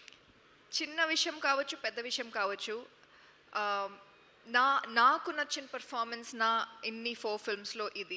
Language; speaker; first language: Telugu; non-native, local second language; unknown